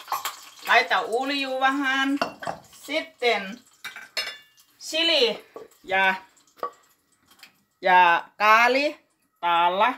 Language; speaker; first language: Finnish; non-native, learner; Thai